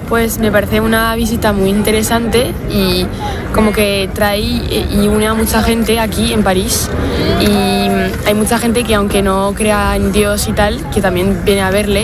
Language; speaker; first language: Spanish; non-native, fluent; French